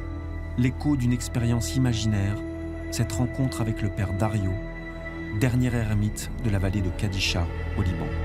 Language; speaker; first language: French; native; French